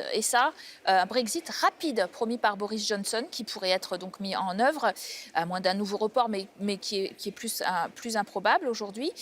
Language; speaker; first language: French; native; French